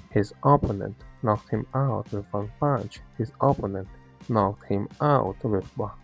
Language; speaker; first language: English; non-native, learner; Ukrainian